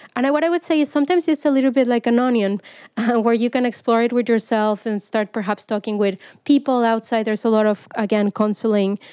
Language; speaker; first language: English; non-native, fluent; Spanish